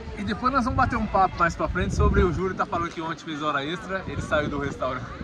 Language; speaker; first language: Portuguese; native; Portuguese